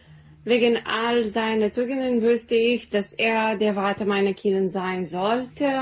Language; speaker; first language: German; non-native, fluent; Serbian